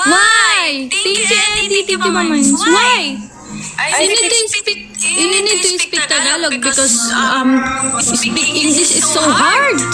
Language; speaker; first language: English; non-native, learner; Filipino